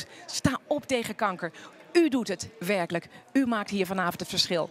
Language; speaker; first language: Dutch; native; Dutch